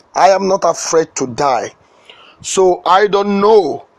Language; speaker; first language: English; non-native, local second language; Igbo